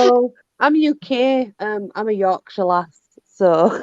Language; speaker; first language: English; native; English